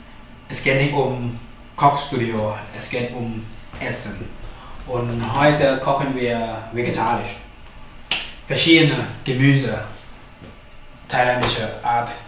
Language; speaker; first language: German; non-native, learner; Thai